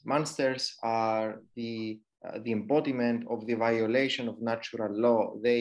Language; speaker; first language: English; non-native, fluent; Greek